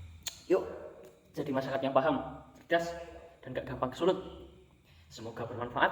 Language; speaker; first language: Indonesian; native; Indonesian